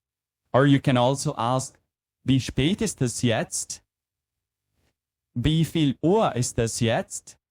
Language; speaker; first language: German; non-native, fluent; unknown